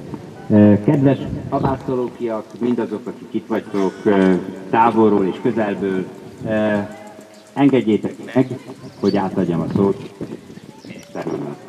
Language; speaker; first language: Hungarian; native; Hungarian